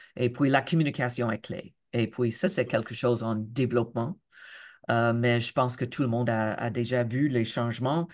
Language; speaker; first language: French; non-native, local second language; English